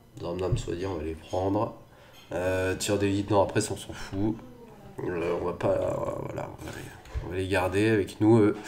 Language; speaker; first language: French; native; French